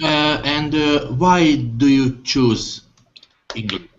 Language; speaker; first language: English; non-native, learner; Hungarian